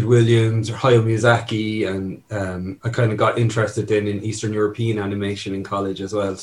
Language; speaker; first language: English; native; English